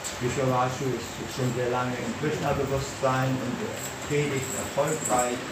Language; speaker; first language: German; non-native, fluent; Russian